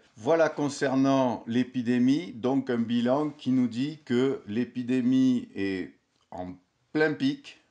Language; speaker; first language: French; native; French